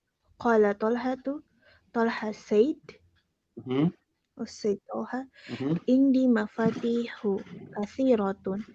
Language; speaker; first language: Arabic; non-native, learner; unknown